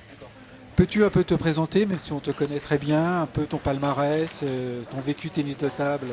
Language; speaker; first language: French; native; French